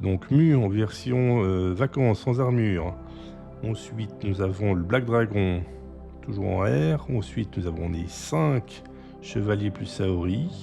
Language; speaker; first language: French; native; French